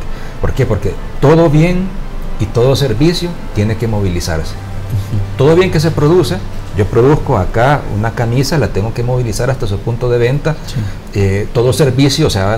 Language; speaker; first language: Spanish; native; Spanish